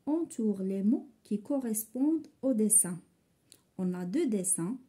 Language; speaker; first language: French; non-native, local second language; Arabic